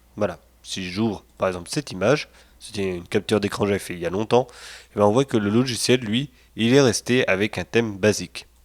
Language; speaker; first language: French; native; French